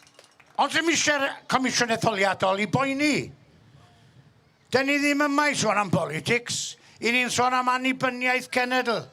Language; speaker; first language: Welsh; native; Welsh